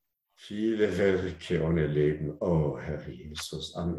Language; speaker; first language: German; non-native, learner; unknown